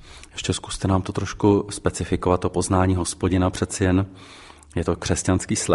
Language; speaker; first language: Czech; native; Czech